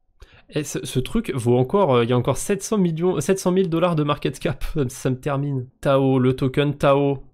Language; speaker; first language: French; native; French